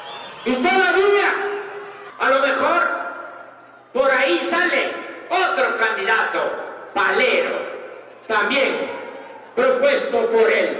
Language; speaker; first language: Spanish; native; Spanish